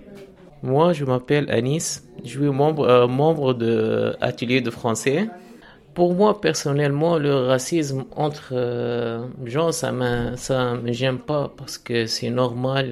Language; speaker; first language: French; non-native, fluent; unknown